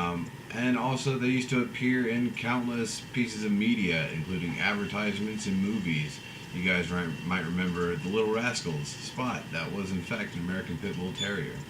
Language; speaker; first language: English; native; English